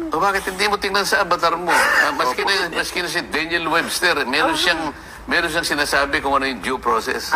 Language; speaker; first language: Filipino; non-native, local second language; Pampanga